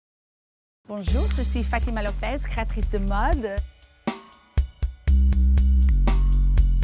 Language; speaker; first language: French; non-native, fluent; Portuguese